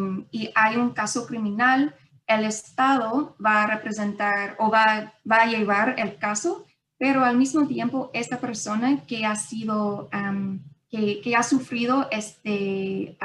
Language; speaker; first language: Spanish; non-native, fluent; English